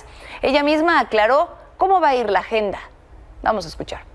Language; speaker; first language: Spanish; native; Spanish